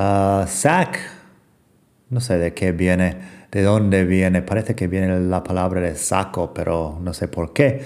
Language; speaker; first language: Spanish; non-native, fluent; English